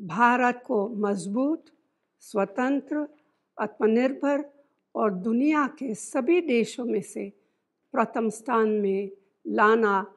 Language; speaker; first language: Hindi; non-native, fluent; Italian